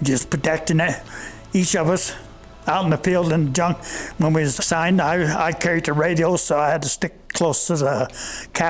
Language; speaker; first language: English; native; English